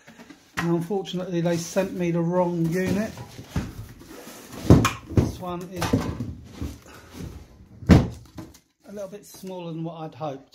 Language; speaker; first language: English; native; English